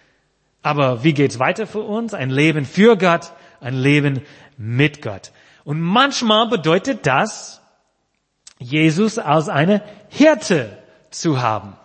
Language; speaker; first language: German; non-native, fluent; English